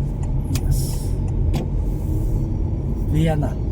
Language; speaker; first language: English; non-native, learner; Chinese